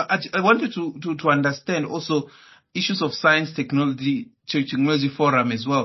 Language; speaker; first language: English; non-native, local second language; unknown